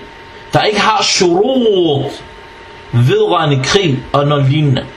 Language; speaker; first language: Danish; non-native, fluent; Arabic